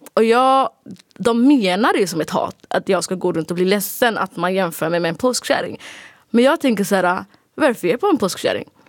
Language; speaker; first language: Swedish; early bilingual, other home language; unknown